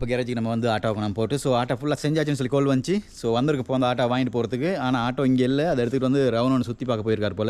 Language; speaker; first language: Tamil; native; Tamil